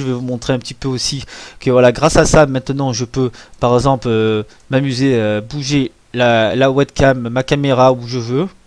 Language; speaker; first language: French; native; French